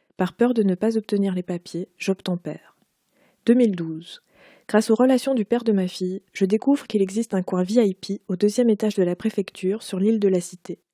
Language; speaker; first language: French; native; French